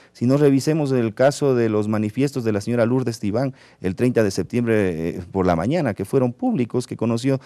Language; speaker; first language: Spanish; native; Spanish